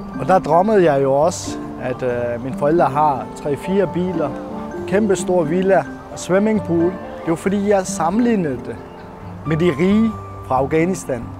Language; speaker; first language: Danish; non-native, fluent; Persian